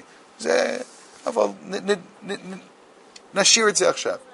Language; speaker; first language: Hebrew; non-native, fluent; English